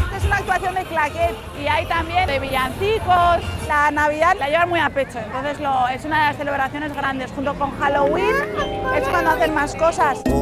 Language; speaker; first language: Spanish; native; Spanish